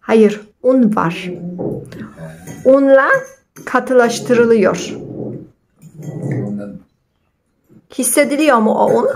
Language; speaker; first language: Turkish; non-native, fluent; Polish